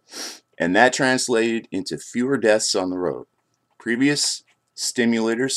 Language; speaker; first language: English; native; English